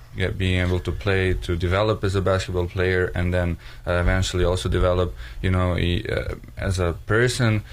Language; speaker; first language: English; non-native, fluent; Serbian